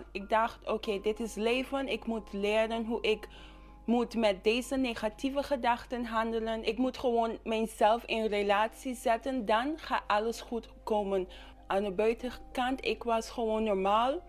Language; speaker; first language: Dutch; non-native, local second language; English